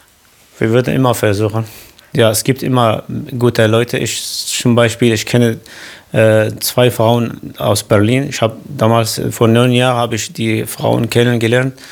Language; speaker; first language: German; non-native, learner; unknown